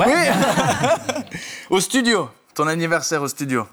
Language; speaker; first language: French; native; French